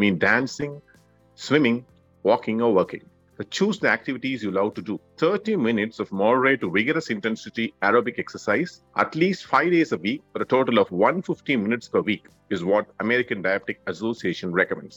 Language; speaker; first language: English; non-native, local second language; Tamil